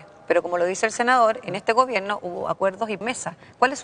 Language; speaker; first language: Spanish; native; Spanish